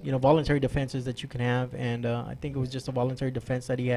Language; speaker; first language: English; native; English